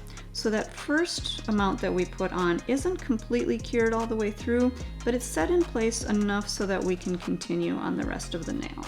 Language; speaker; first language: English; native; English